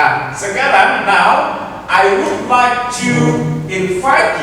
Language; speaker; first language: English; non-native, fluent; Indonesian